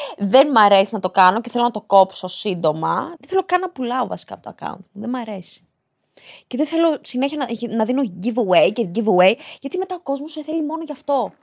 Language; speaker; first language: Greek; early bilingual, other home language; Albanian